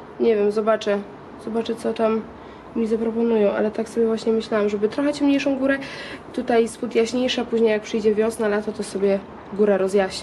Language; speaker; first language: Polish; native; Polish